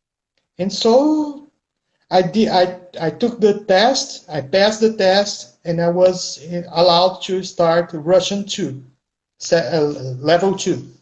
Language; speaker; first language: English; non-native, fluent; Portuguese